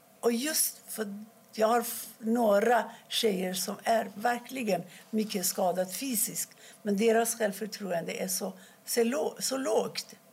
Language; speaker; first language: Swedish; non-native, fluent; Persian